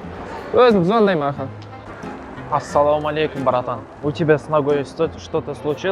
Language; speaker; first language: Russian; non-native, local second language; Kazakh